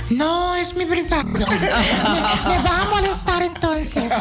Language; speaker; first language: Spanish; non-native, fluent; Dutch